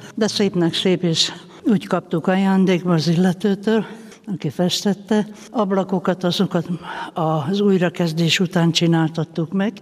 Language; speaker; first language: Hungarian; native; Hungarian